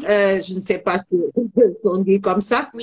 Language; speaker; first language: French; non-native, learner; Portuguese